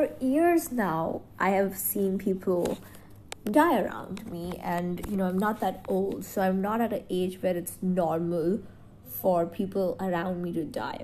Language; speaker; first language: English; non-native, local second language; Hindi